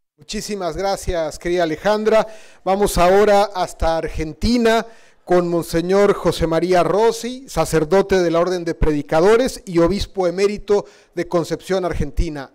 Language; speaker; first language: Spanish; native; Spanish